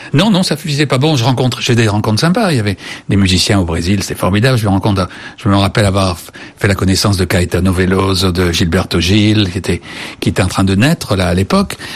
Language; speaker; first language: French; native; French